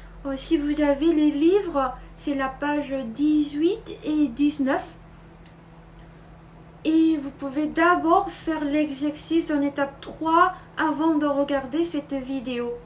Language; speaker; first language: French; non-native, fluent; Korean